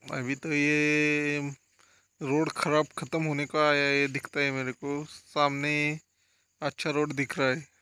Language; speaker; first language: Hindi; non-native, local second language; Marathi